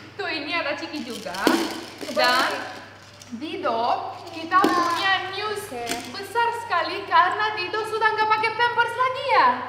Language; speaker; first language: Indonesian; non-native, fluent; Romanian